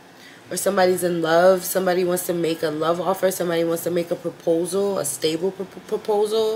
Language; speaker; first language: English; native; English